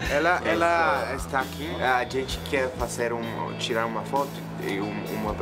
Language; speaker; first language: Portuguese; non-native, fluent; Spanish